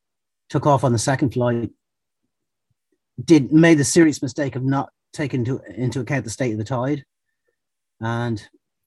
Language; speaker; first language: English; native; English